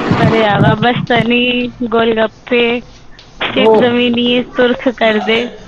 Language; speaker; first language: Persian; non-native, learner; Urdu